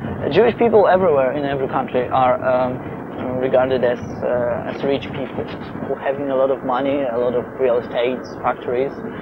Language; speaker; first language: English; non-native, fluent; Polish